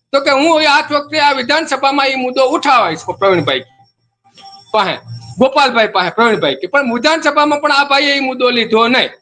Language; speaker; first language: Gujarati; native; Gujarati